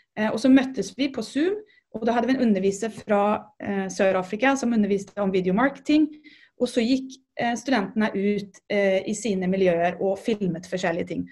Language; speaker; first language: Norwegian; native; Norwegian